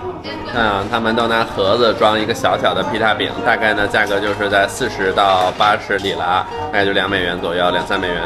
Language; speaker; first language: Chinese; native; Chinese